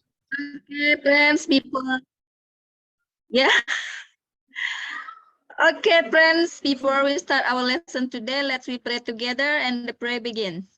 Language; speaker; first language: English; non-native, learner; Indonesian